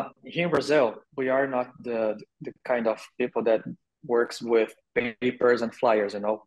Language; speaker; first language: English; non-native, learner; Portuguese